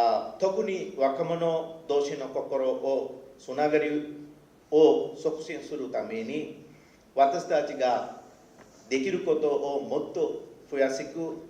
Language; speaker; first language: Japanese; non-native, fluent; Sinhala